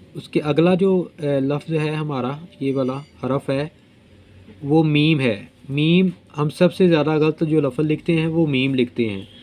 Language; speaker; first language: Urdu; non-native, local second language; Punjabi